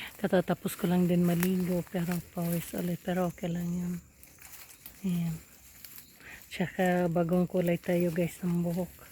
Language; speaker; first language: Filipino; non-native, local second language; Waray